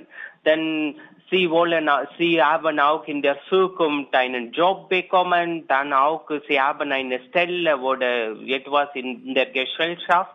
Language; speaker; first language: German; non-native, learner; Tamil